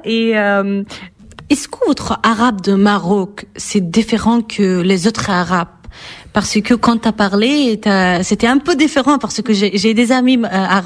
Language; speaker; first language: French; non-native, fluent; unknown